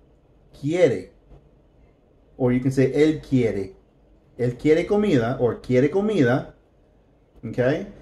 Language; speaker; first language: Spanish; non-native, fluent; English